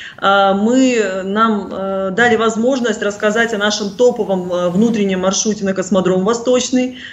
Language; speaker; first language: Russian; native; Russian